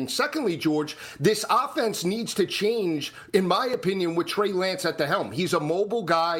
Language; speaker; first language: English; native; English